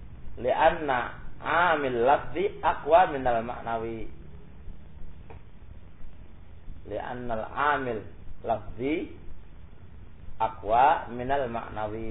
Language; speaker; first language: Arabic; non-native, local second language; Indonesian